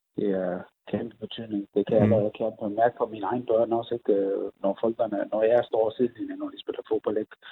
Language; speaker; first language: Danish; native; Danish